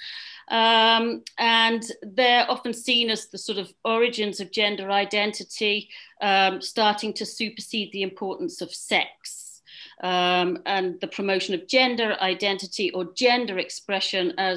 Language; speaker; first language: English; native; English